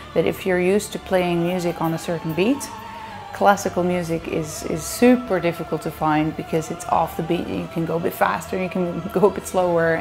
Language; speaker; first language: English; non-native, fluent; Dutch